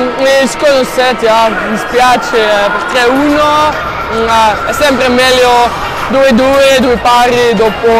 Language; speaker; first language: Italian; non-native, learner; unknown